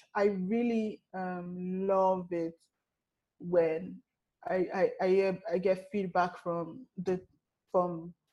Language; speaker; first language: English; non-native, local second language; Yoruba